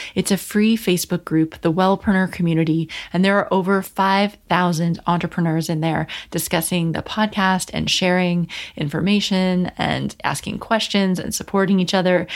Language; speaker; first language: English; native; English